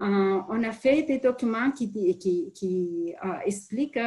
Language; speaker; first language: French; non-native, fluent; Spanish